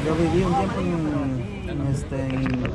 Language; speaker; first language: Spanish; native; Spanish